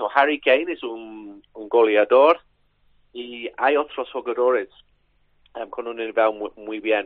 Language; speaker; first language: Spanish; non-native, learner; English